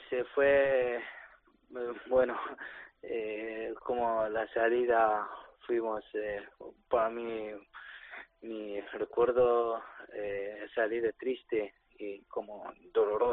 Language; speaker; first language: Spanish; non-native, learner; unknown